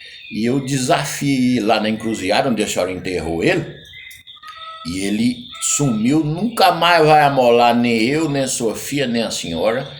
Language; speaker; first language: Portuguese; native; Portuguese